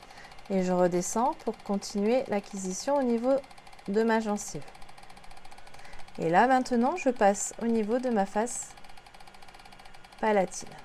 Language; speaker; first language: French; native; French